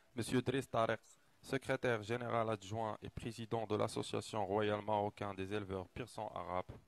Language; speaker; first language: French; non-native, local second language; Arabic